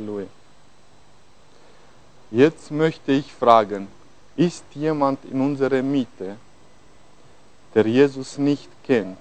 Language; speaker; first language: German; non-native, fluent; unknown